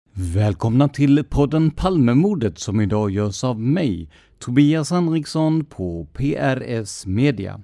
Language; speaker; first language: Swedish; native; Swedish